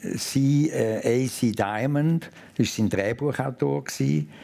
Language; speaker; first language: German; native; German